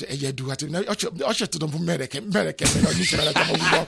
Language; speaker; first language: Hungarian; non-native, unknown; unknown